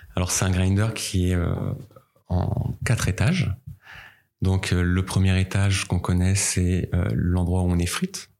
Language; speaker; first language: French; native; French